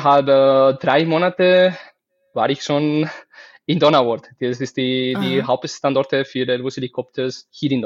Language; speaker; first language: German; non-native, fluent; Spanish